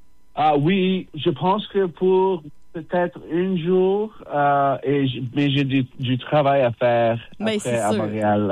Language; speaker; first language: French; non-native, fluent; English